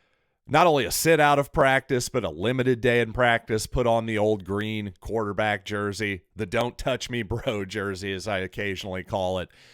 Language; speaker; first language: English; native; English